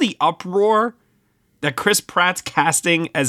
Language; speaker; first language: English; native; English